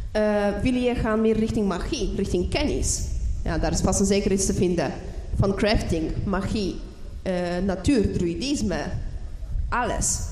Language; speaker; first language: Dutch; non-native, fluent; Polish